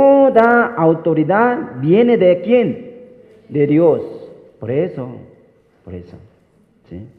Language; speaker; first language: Spanish; non-native, fluent; Korean